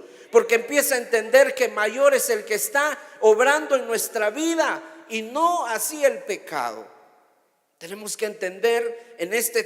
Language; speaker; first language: Spanish; native; Spanish